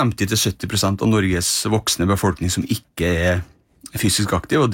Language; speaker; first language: Norwegian; native; Norwegian